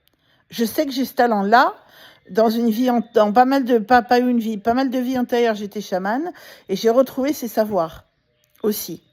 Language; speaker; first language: French; native; French